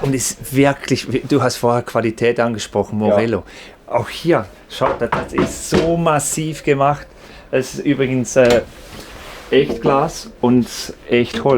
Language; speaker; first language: German; native; German